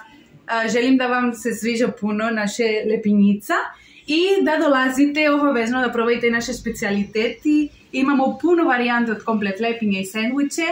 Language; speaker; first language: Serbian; non-native, learner; Spanish